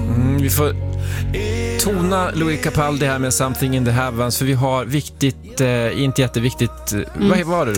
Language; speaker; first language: Swedish; native; Swedish